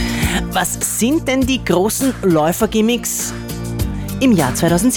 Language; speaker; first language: German; native; German